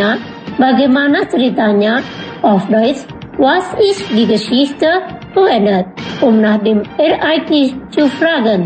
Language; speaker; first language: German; non-native, fluent; Indonesian